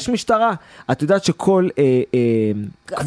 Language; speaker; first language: Hebrew; native; Hebrew